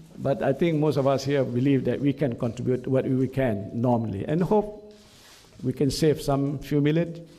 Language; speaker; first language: English; non-native, local second language; Malay